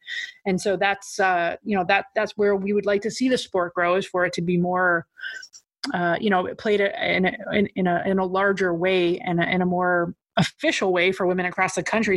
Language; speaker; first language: English; native; English